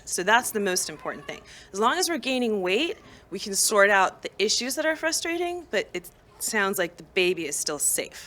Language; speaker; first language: English; native; English